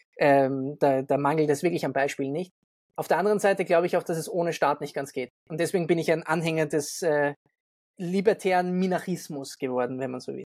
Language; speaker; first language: German; native; German